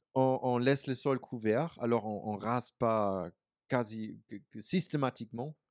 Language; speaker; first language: French; non-native, fluent; German